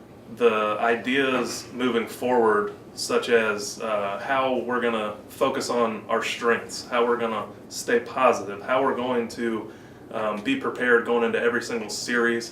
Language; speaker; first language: English; native; English